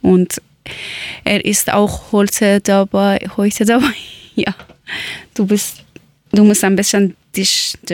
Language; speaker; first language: German; non-native, learner; Persian